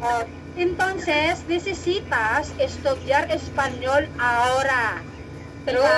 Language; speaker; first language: Spanish; non-native, learner; Filipino